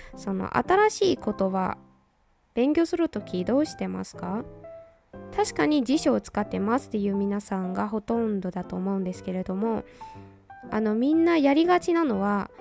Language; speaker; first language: Japanese; non-native, fluent; Burmese